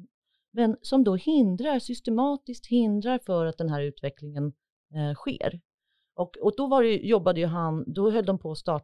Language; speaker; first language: Swedish; native; Swedish